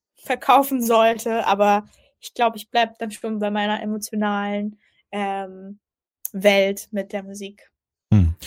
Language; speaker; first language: German; native; German